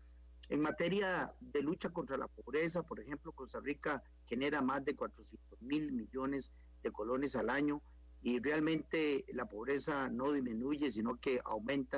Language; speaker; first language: Spanish; native; Spanish